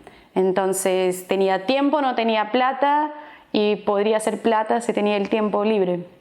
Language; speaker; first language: Spanish; non-native, fluent; Portuguese